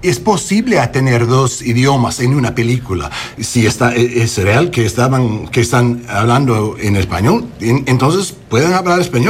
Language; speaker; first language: Spanish; non-native, learner; English